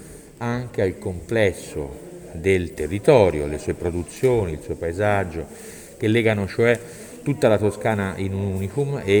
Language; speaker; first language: Italian; native; Italian